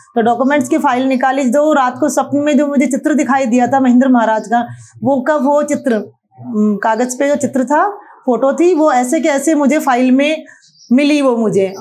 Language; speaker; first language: Hindi; native; Hindi